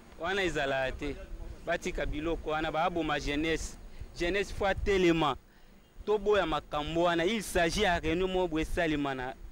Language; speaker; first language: Lingala; non-native, local second language; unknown